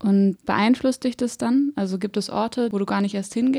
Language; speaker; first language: German; native; German